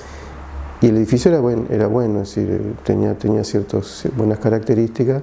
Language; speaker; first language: Spanish; native; Spanish